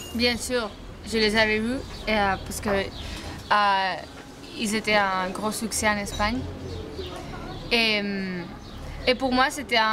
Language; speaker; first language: French; non-native, fluent; Spanish